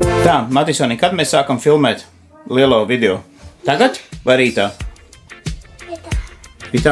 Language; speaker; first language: Latvian; native; Latvian